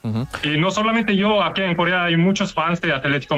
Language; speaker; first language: Spanish; non-native, fluent; Korean